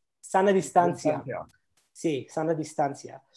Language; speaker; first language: Spanish; non-native, learner; Hebrew